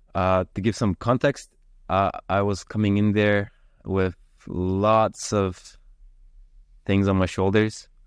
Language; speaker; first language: English; early bilingual, heritage; Lithuanian